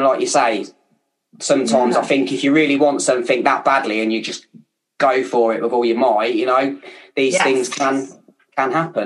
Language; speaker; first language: English; native; English